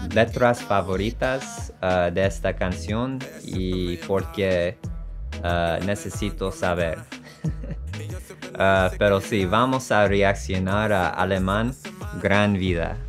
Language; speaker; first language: Spanish; non-native, learner; English